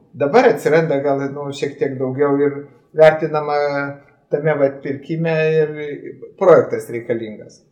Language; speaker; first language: Lithuanian; native; Lithuanian